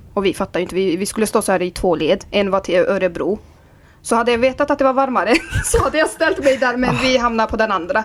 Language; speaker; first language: Swedish; early bilingual, other home language; Azerbaijani